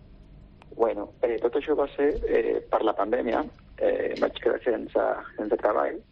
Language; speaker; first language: Catalan; non-native, local second language; Spanish